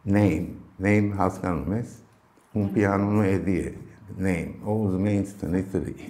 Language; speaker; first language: Armenian; early bilingual, heritage; Armenian